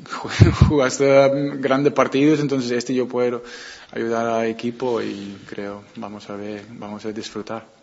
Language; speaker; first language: Spanish; non-native, fluent; Dutch